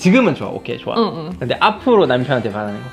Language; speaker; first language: Korean; native; Korean